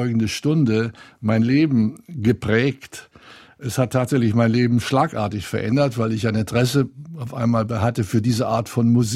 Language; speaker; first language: German; native; German